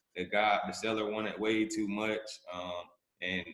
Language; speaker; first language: English; native; English